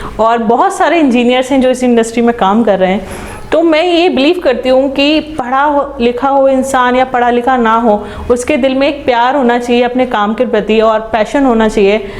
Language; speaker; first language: Hindi; native; Hindi